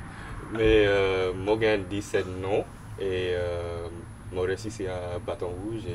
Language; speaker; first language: French; non-native, local second language; English